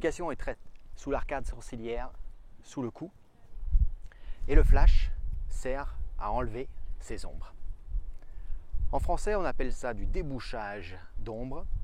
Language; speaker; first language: French; native; French